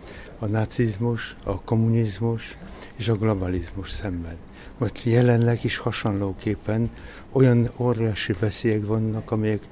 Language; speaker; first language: Hungarian; non-native, fluent; Polish